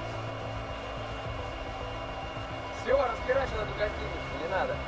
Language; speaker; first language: Russian; native; Russian